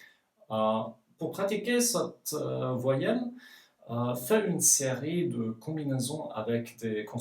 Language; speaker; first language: French; non-native, fluent; Norwegian